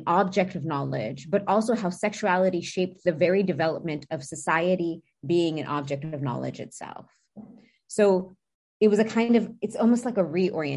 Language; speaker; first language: English; native; English